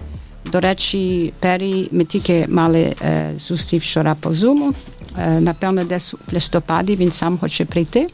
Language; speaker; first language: Ukrainian; early bilingual, heritage; Ukrainian